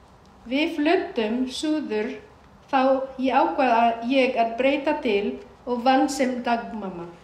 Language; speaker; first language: Icelandic; non-native, fluent; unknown